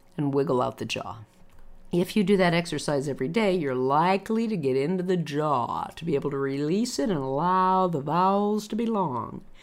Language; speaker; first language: English; native; English